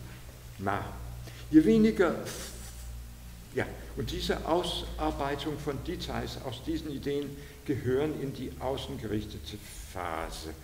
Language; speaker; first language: German; non-native, fluent; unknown